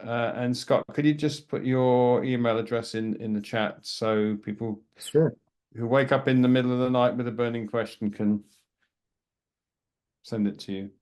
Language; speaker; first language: English; native; English